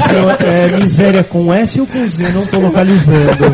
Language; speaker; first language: Portuguese; native; Portuguese